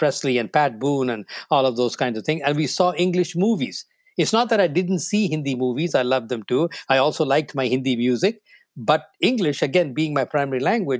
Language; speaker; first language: English; non-native, local second language; Tamil